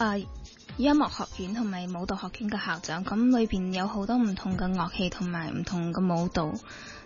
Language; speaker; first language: Cantonese; early bilingual, heritage; Cantonese